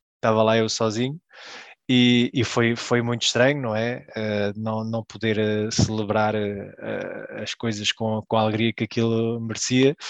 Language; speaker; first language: Portuguese; early bilingual, heritage; Portuguese